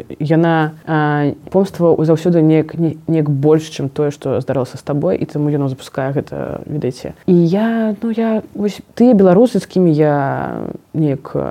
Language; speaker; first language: Belarusian; non-native, local second language; Russian